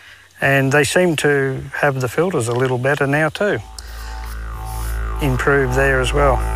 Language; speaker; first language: English; native; English